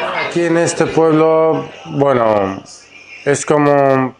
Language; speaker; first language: Spanish; non-native, fluent; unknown